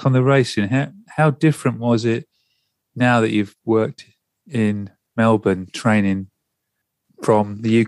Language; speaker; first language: English; native; English